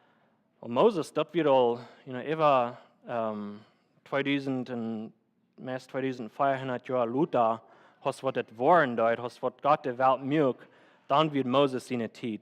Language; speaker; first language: German; non-native, learner; Plautdietsch